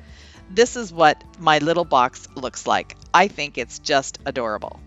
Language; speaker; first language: English; native; English